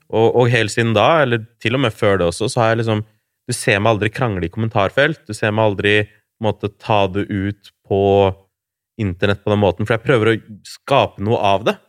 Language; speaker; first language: Norwegian; early bilingual, other home language; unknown